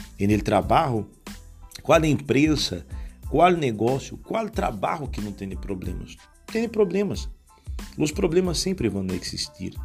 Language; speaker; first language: Portuguese; non-native, learner; Spanish